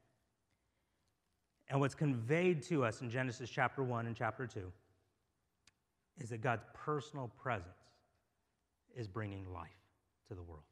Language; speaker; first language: English; native; English